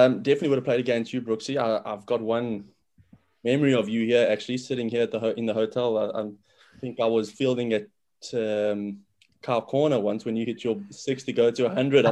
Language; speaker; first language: English; native; English